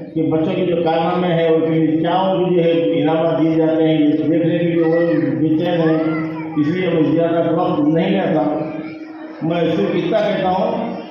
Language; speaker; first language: Urdu; native; Urdu